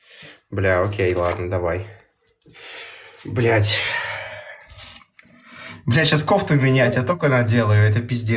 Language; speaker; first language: Russian; native; Russian